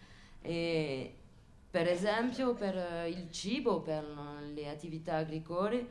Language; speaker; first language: Italian; non-native, fluent; French